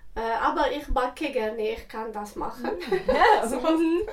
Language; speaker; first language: German; non-native, learner; Arabic